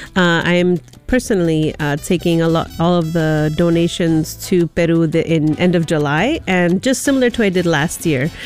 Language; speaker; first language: English; early bilingual, other home language; Spanish